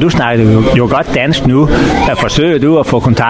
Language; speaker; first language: Danish; native; Danish